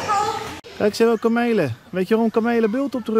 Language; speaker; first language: Dutch; native; Dutch